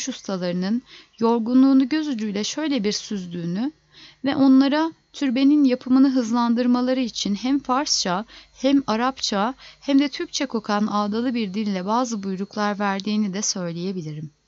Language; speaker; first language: Turkish; native; Turkish